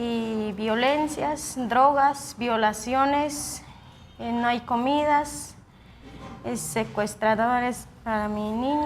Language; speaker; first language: Spanish; non-native, local second language; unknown